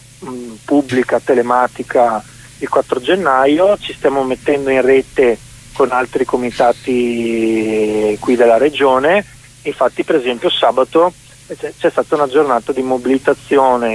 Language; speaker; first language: Italian; native; Italian